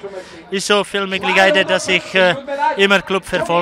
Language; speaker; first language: German; non-native, learner; Czech